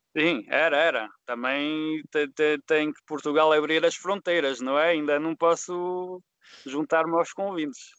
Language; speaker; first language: Portuguese; early bilingual, heritage; Portuguese